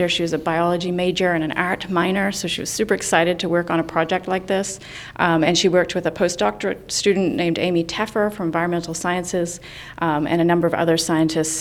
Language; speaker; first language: English; native; English